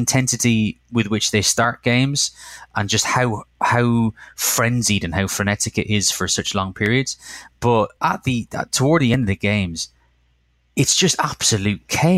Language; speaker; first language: English; native; English